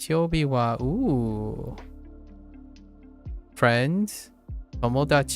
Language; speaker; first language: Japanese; non-native, learner; English